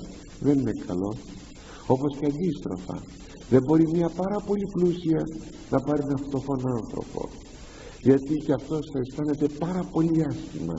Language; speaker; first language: Greek; native; Greek